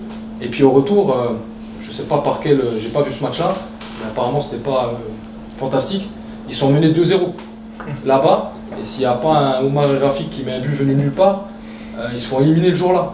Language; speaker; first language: French; native; French